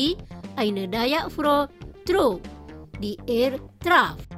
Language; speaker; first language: German; non-native, fluent; Indonesian